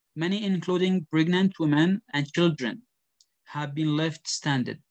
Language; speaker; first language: English; non-native, fluent; Arabic